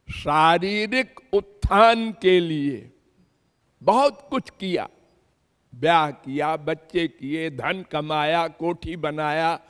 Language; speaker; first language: Hindi; native; Hindi